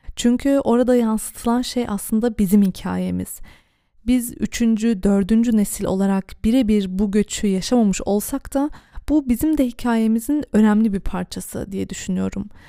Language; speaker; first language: Turkish; early bilingual, heritage; Turkish